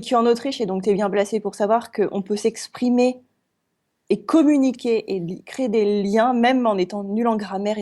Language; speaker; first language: French; native; French